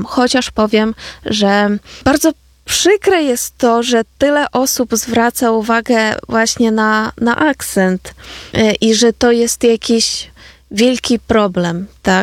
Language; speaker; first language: Polish; non-native, fluent; Ukrainian